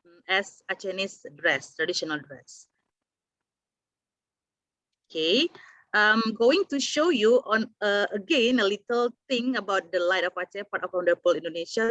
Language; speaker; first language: English; non-native, fluent; Indonesian